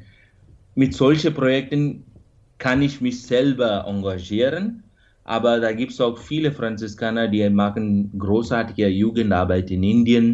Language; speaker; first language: German; non-native, fluent; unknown